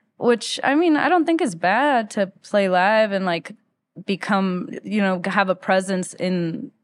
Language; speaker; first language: English; early bilingual, other home language; Spanish